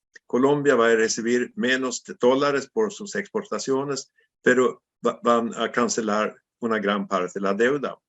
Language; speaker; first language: Spanish; non-native, fluent; Swedish